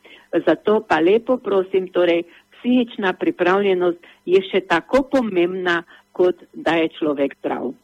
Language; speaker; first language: Slovenian; native; Slovenian